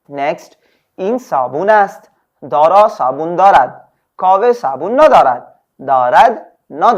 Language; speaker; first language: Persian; non-native, fluent; Urdu